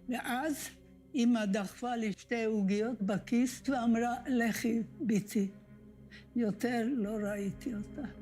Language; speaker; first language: Hebrew; non-native, fluent; Hungarian